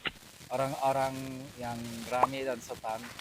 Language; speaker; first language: Indonesian; non-native, fluent; German